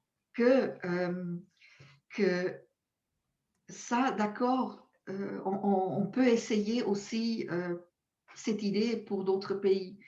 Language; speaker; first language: French; non-native, local second language; German